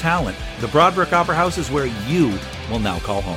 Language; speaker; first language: English; native; English